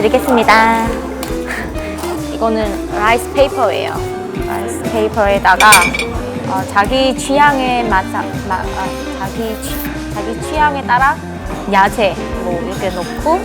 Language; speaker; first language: Korean; non-native, fluent; Vietnamese